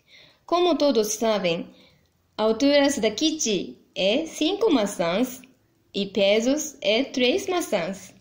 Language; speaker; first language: Portuguese; non-native, learner; Japanese